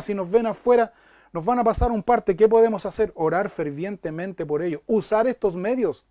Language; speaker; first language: Spanish; native; Spanish